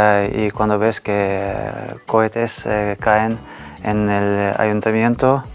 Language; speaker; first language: Spanish; non-native, fluent; Ukrainian